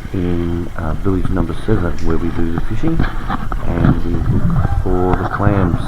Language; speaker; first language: English; native; English